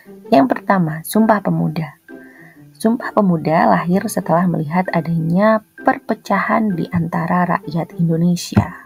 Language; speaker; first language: Indonesian; native; Indonesian